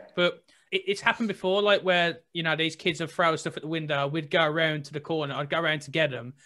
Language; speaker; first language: English; native; English